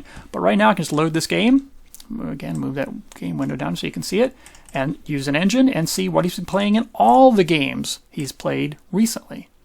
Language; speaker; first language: English; native; English